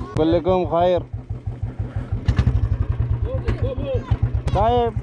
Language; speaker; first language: Arabic; non-native, learner; Malayalam